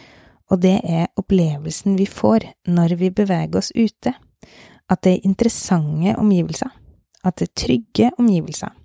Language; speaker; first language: Norwegian; native; Norwegian